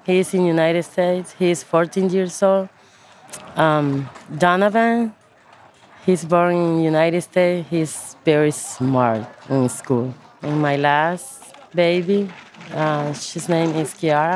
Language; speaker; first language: English; non-native, learner; Spanish